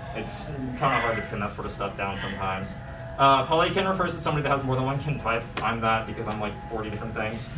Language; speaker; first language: English; native; English